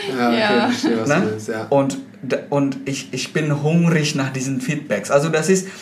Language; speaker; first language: German; non-native, fluent; Indonesian